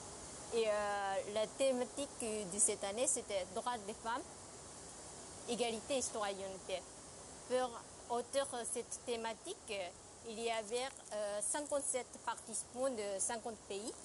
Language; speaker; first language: French; non-native, fluent; Japanese